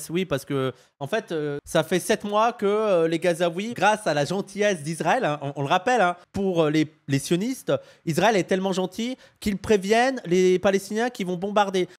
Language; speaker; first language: French; native; French